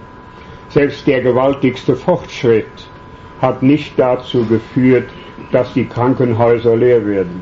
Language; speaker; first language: German; native; German